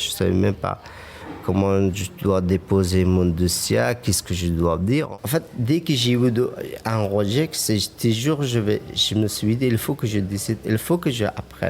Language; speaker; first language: French; non-native, fluent; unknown